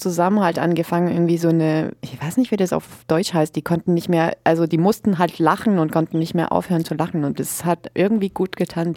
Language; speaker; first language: German; native; German